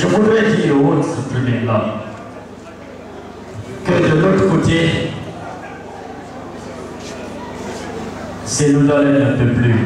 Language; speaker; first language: French; non-native, local second language; Fula